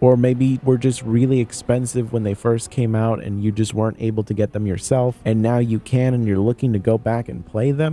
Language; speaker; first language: English; native; English